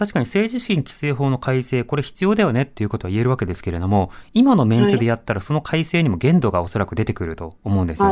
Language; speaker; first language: Japanese; native; Japanese